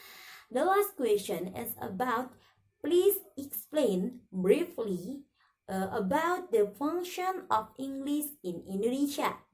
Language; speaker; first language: English; non-native, learner; Indonesian